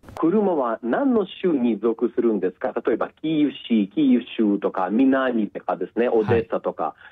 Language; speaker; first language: Japanese; non-native, fluent; Ukrainian